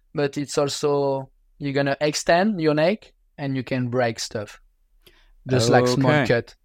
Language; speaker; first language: English; non-native, learner; French